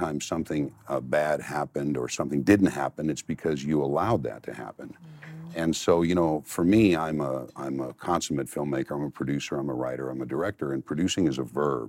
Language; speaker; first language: English; native; English